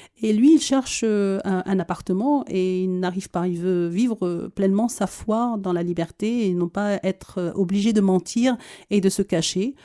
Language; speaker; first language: French; early bilingual, other home language; Arabic